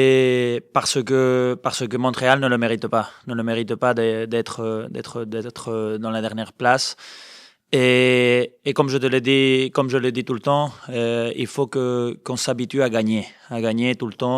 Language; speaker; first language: French; non-native, fluent; Spanish